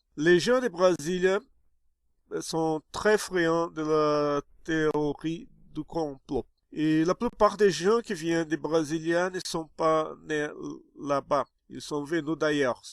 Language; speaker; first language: French; non-native, fluent; Portuguese